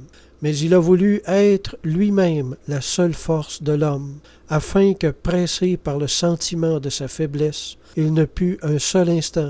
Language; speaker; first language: French; native; French